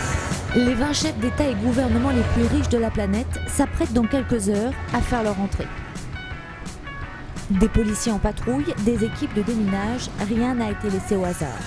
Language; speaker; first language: French; native; French